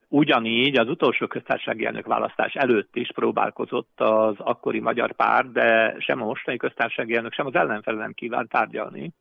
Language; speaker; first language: Hungarian; native; Hungarian